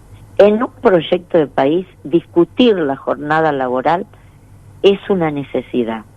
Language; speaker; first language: Spanish; native; Spanish